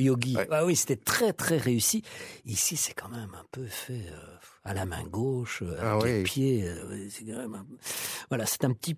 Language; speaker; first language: French; native; French